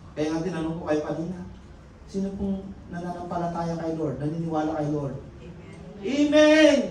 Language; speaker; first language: Filipino; non-native, local second language; Iloko